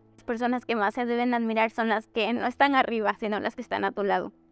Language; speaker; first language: Spanish; native; Spanish